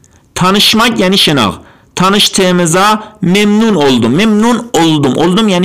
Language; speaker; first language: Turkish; non-native, fluent; Persian